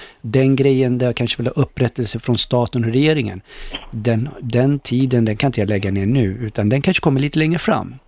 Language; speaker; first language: Swedish; early bilingual, other home language; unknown